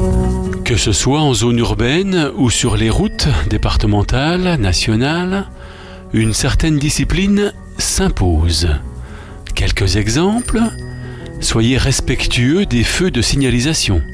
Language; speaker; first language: French; native; French